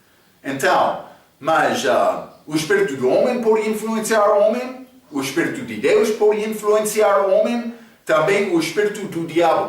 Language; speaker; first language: Portuguese; non-native, learner; English